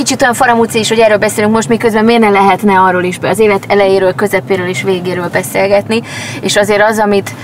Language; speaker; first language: Hungarian; native; Hungarian